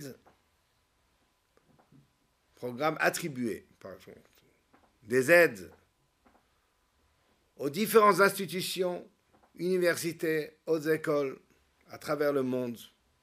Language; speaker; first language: French; native; French